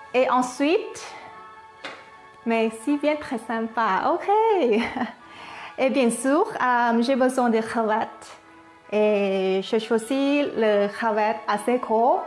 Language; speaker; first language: French; non-native, fluent; Thai